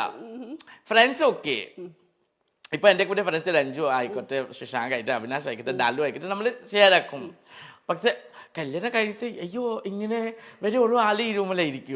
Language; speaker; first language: Malayalam; non-native, fluent; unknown